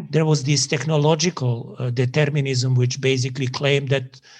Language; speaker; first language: English; non-native, fluent; Serbian